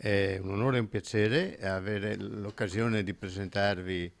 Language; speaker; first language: Italian; native; Italian